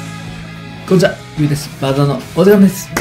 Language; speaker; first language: Japanese; native; Japanese